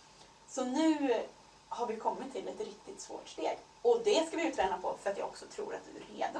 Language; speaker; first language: Swedish; native; Swedish